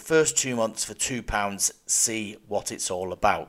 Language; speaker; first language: English; native; English